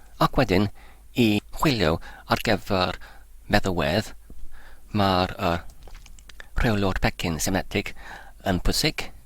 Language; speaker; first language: Welsh; non-native, fluent; German